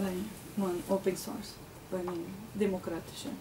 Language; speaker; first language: English; non-native, learner; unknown